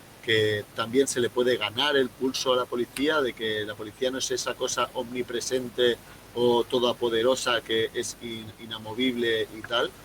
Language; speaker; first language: Spanish; native; Spanish